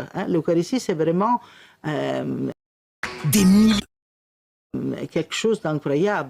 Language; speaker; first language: French; non-native, fluent; Italian